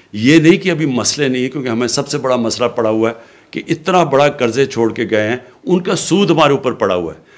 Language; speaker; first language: Urdu; native; Urdu